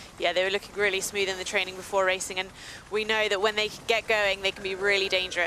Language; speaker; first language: English; native; English